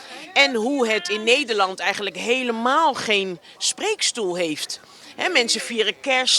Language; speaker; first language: Dutch; native; Dutch